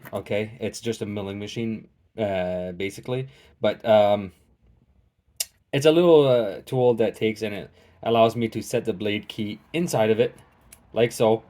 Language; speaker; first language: English; native; English